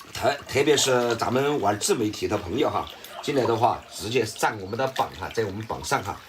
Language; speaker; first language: Chinese; native; Chinese